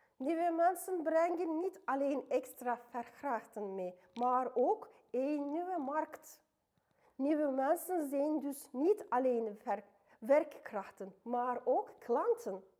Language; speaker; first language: Dutch; non-native, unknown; Turkish